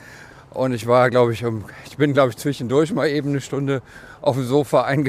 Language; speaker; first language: German; native; German